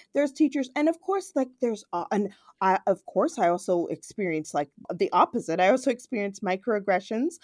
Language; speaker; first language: English; native; English